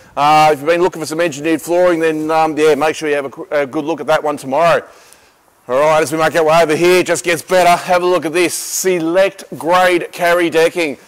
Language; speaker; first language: English; native; English